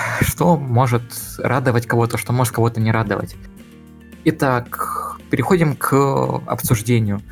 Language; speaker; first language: Russian; native; Russian